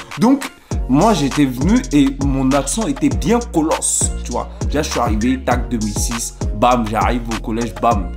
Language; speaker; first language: French; early bilingual, other home language; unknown